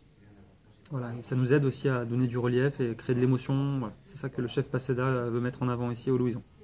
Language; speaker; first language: French; native; French